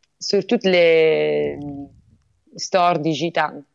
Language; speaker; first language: French; non-native, learner; Italian